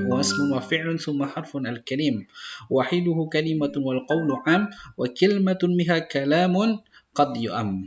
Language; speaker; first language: Arabic; non-native, fluent; Indonesian